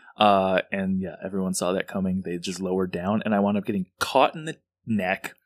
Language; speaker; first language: English; native; English